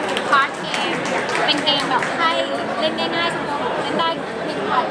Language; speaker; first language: Thai; native; Thai